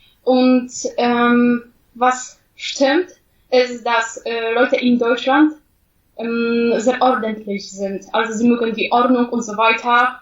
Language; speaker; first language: German; non-native, fluent; Polish